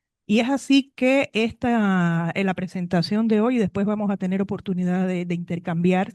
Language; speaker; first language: Spanish; native; Spanish